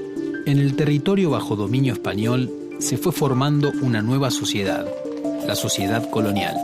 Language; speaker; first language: Spanish; native; Spanish